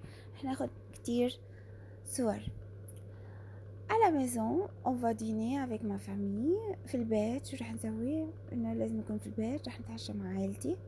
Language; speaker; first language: French; non-native, learner; Arabic